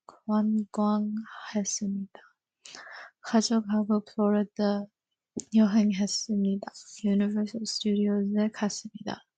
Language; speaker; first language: Korean; early bilingual, heritage; Korean